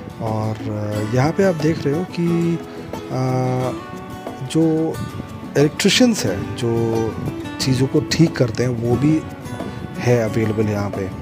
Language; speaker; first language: Hindi; native; Hindi